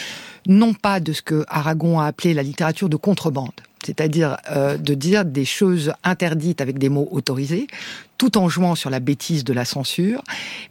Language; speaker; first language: French; native; French